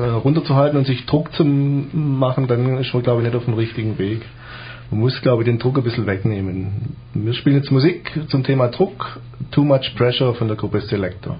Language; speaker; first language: German; native; German